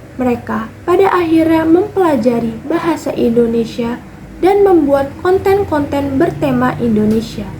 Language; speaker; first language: Indonesian; native; Indonesian